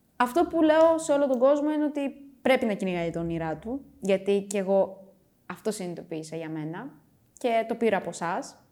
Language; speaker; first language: Greek; early bilingual, other home language; Romanian